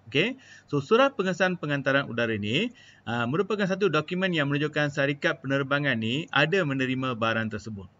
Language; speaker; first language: Malay; non-native, local second language; Malayalam